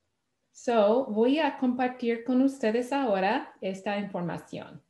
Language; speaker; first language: Spanish; non-native, fluent; English